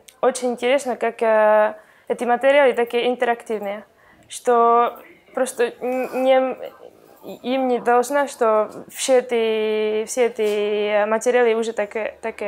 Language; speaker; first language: Russian; non-native, learner; Estonian